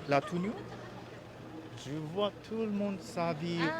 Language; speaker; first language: French; non-native, learner; Japanese